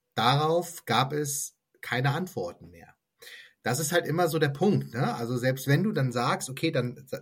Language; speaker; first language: German; native; German